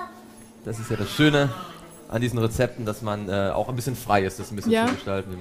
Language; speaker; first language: German; native; German